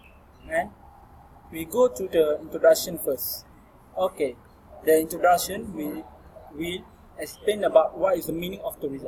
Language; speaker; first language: English; non-native, learner; Malay